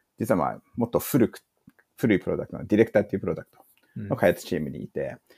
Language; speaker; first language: Japanese; early bilingual, heritage; English